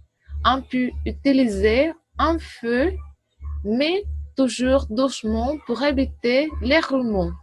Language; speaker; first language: French; non-native, learner; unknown